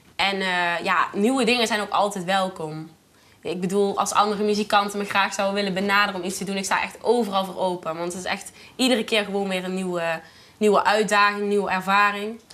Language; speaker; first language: Dutch; native; Dutch